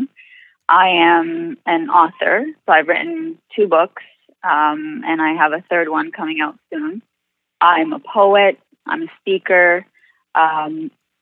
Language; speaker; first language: English; non-native, fluent; Arabic